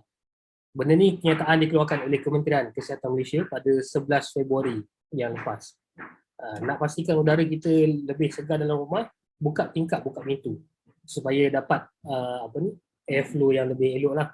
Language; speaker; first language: Malay; native; Malay